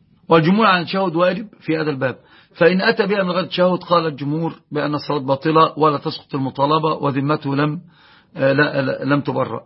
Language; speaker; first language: Arabic; native; Arabic